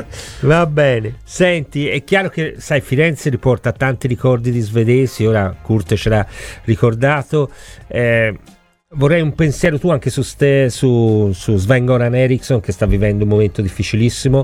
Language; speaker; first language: Italian; native; Italian